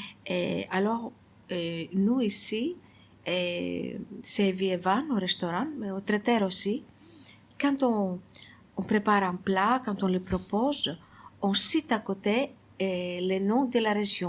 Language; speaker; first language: French; non-native, fluent; Greek